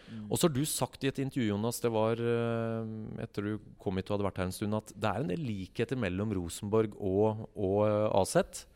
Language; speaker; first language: Norwegian; native; Norwegian